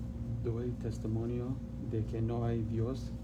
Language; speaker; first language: Spanish; non-native, learner; Pashto